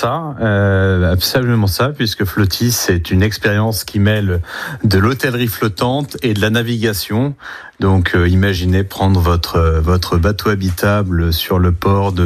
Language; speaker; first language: French; native; French